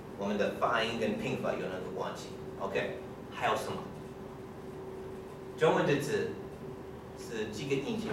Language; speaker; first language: Chinese; non-native, fluent; English